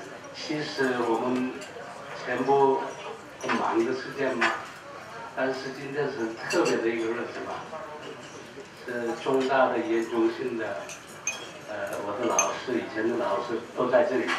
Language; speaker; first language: Chinese; non-native, fluent; Korean